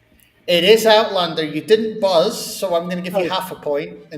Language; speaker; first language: English; native; English